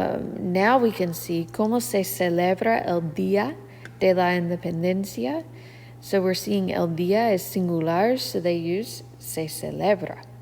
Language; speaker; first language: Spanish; non-native, fluent; English